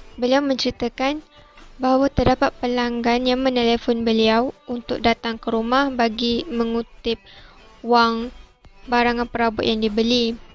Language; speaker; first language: Malay; native; Malay